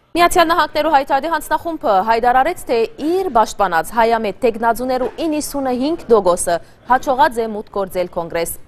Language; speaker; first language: Armenian; early bilingual, heritage; Armenian